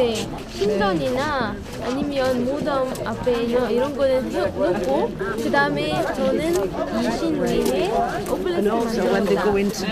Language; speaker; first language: Korean; non-native, fluent; Arabic